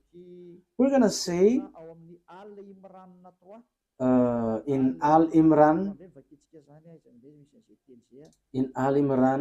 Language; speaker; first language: English; non-native, fluent; Malagasy